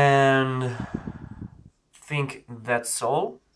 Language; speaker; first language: English; non-native, learner; Spanish